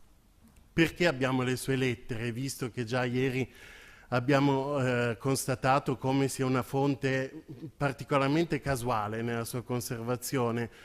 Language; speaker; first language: Italian; native; Italian